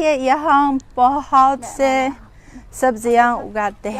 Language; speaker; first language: Urdu; non-native, fluent; Chinese